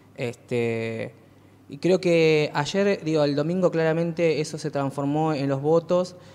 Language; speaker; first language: Spanish; native; Spanish